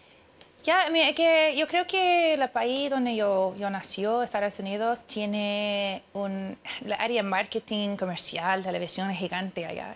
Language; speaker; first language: Spanish; early bilingual, heritage; English